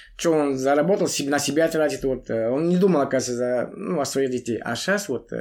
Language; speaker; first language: Russian; non-native, local second language; Kazakh